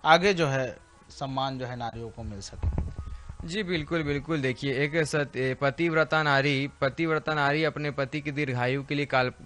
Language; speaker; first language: Hindi; native; Hindi